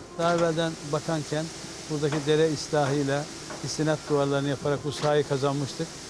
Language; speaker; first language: Turkish; native; Turkish